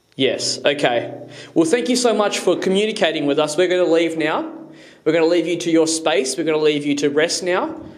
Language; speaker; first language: English; native; English